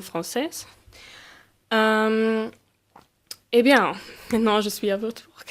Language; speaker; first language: French; non-native, fluent; German